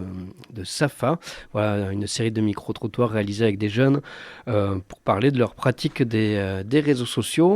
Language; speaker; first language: French; native; French